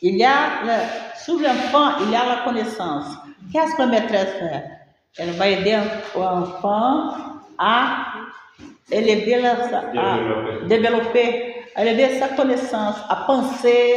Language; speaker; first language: French; non-native, learner; Portuguese